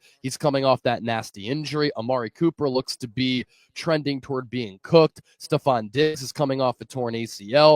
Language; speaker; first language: English; native; English